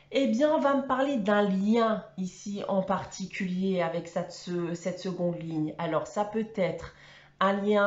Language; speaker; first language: French; native; French